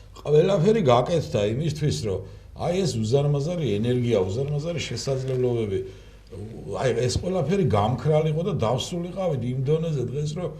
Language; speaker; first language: Georgian; native; Georgian